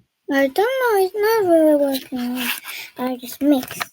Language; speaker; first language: English; non-native, learner; Korean